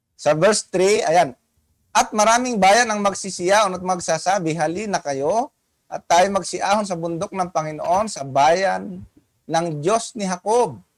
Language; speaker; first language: Filipino; native; Filipino